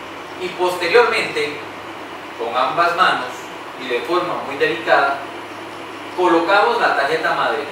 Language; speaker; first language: Spanish; native; Spanish